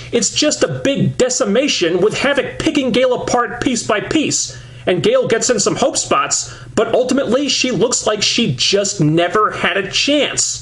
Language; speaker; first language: English; native; English